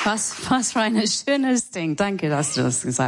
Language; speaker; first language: German; non-native, learner; English